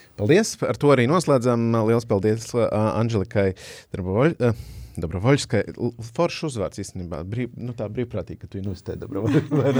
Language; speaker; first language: Latvian; non-native, local second language; Russian